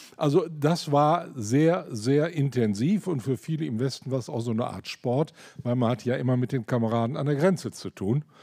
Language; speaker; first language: German; native; German